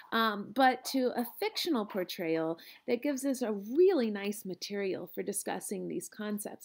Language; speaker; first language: English; native; English